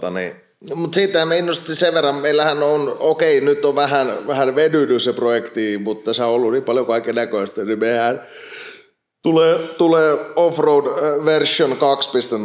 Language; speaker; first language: Finnish; native; Finnish